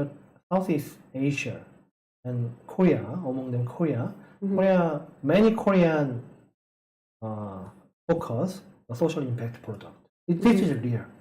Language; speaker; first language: English; non-native, learner; Korean